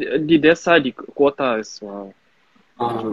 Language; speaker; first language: Indonesian; non-native, fluent; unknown